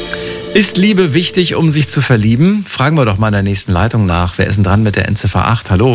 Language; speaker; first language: German; native; German